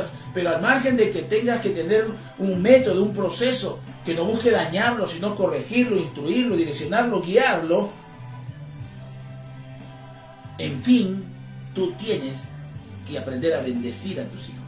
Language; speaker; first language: Spanish; native; Spanish